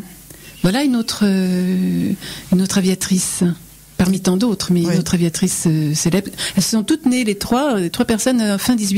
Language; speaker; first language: French; native; French